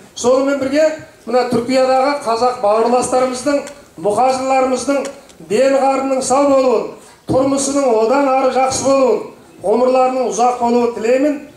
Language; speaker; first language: Kazakh; native; Kazakh